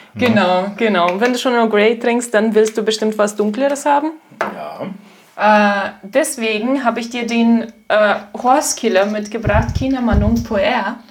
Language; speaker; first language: German; non-native, fluent; Russian